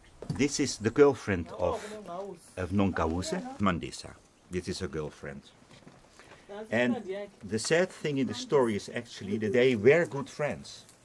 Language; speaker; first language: English; non-native, fluent; Dutch